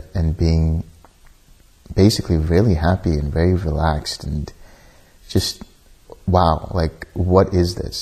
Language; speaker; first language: English; native; English